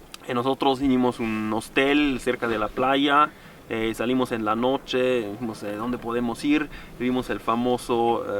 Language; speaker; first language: Spanish; non-native, fluent; German